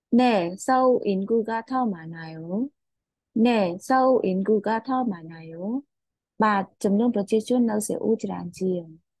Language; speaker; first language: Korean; non-native, fluent; Khmer